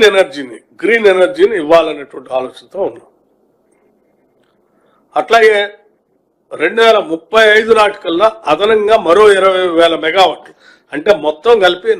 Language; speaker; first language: Telugu; native; Telugu